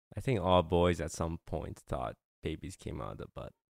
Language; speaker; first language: English; non-native, local second language; Chinese